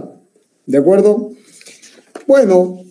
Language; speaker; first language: Spanish; native; Spanish